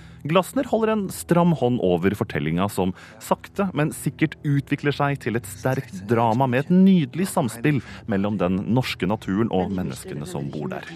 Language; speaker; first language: Norwegian; native; Norwegian